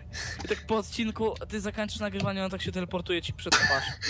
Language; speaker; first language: Polish; native; Polish